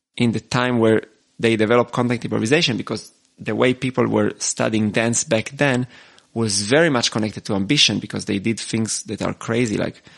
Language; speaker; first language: English; non-native, fluent; Hebrew